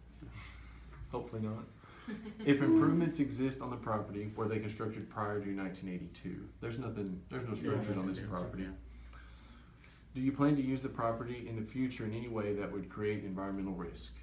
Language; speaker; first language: English; native; English